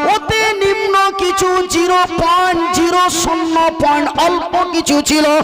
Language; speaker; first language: Bangla; native; Bangla